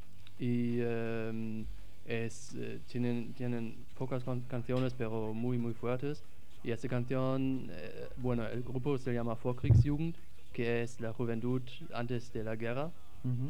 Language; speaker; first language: Spanish; non-native, fluent; German